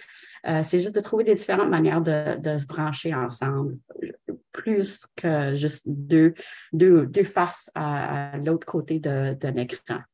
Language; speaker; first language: French; non-native, local second language; English